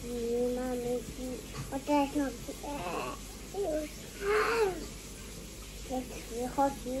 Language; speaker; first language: Polish; early bilingual, heritage; Polish